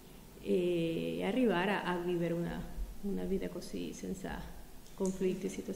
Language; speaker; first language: Italian; non-native, fluent; Spanish